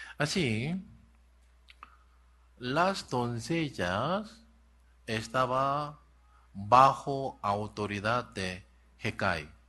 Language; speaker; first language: Spanish; non-native, learner; Korean